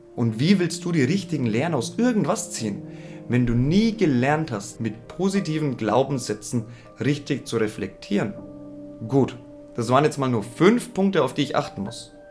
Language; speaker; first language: German; native; German